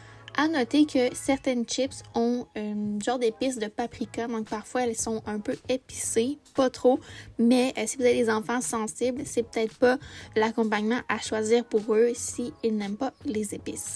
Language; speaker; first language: French; native; French